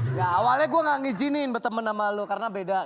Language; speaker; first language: Indonesian; native; Indonesian